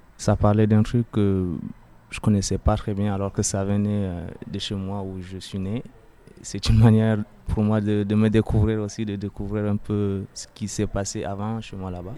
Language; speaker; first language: French; non-native, fluent; Arabic